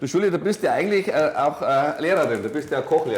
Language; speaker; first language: German; native; German